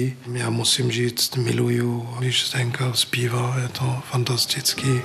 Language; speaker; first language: Czech; early bilingual, heritage; Czech